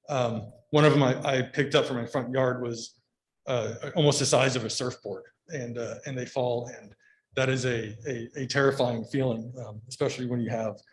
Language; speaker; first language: English; native; English